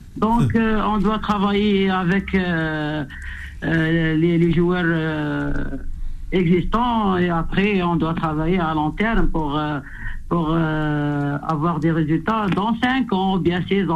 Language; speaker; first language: French; non-native, local second language; Arabic